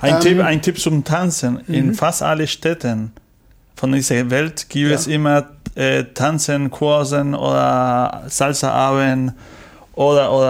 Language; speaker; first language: German; non-native, learner; Spanish